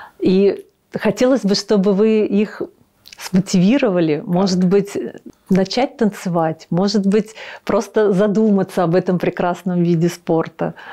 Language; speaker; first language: Russian; native; Russian